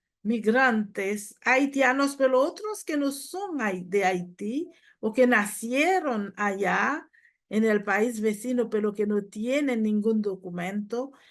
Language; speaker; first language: Spanish; non-native, fluent; Haitian Creole